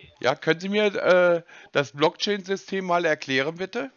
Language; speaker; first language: German; native; German